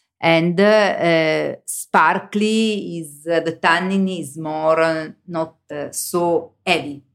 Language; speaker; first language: English; non-native, learner; Italian